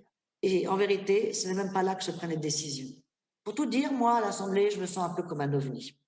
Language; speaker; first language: French; native; French